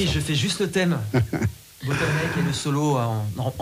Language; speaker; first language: French; native; French